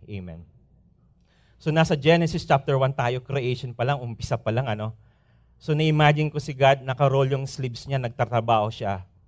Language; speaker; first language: Filipino; native; Filipino